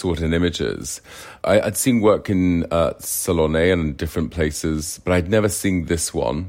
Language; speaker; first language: English; native; English